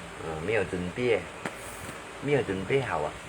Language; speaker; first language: Chinese; non-native, learner; Hakka Chinese